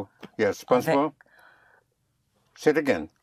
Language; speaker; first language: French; non-native, fluent; English